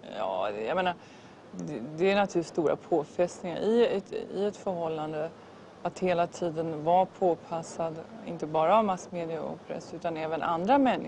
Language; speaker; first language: Swedish; native; Swedish